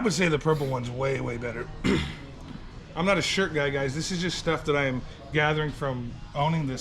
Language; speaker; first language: English; native; English